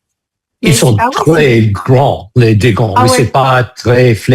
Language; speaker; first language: French; non-native, fluent; English